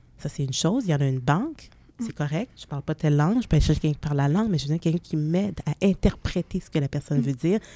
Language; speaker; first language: French; native; French